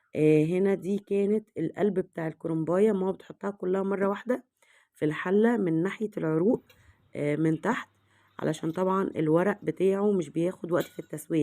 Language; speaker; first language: Arabic; native; Arabic